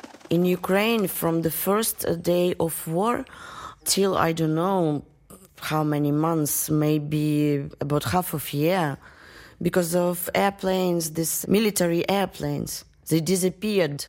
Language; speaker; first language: English; non-native, fluent; Russian